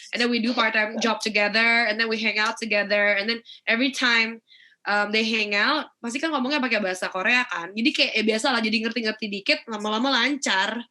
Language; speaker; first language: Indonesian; native; Indonesian